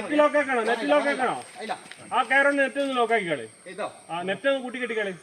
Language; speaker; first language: Malayalam; native; Malayalam